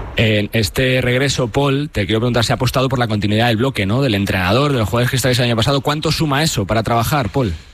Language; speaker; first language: Spanish; native; Spanish